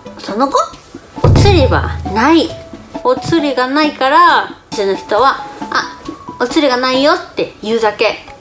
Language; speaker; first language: Japanese; non-native, fluent; Spanish